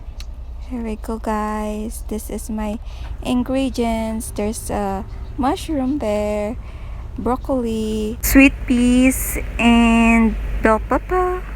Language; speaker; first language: English; non-native, local second language; Filipino